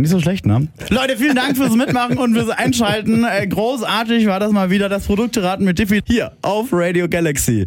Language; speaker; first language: German; native; German